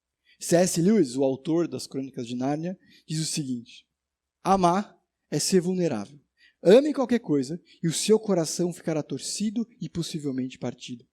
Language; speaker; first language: Portuguese; native; Portuguese